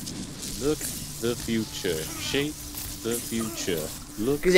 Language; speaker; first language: English; native; English